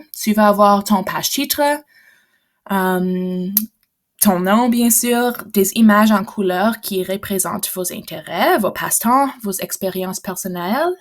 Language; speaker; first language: French; non-native, local second language; English